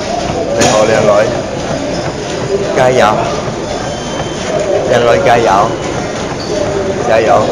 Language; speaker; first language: Chinese; non-native, learner; Italian